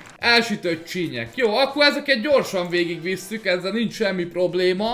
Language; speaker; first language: Hungarian; native; Hungarian